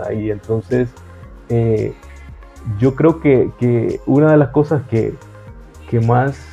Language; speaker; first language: Spanish; native; Spanish